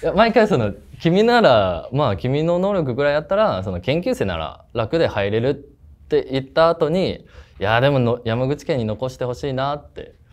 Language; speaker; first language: Japanese; non-native, fluent; Chinese